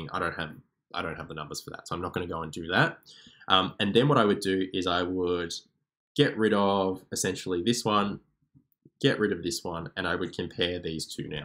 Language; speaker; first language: English; native; English